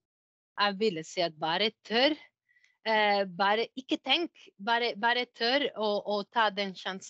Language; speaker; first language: Norwegian; non-native, fluent; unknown